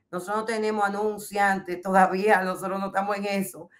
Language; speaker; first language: Spanish; native; Spanish